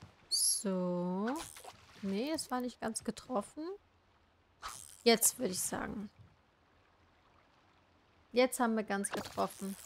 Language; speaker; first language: German; native; German